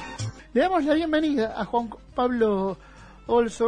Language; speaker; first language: Spanish; native; Spanish